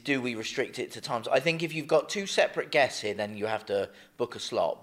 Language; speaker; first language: English; native; English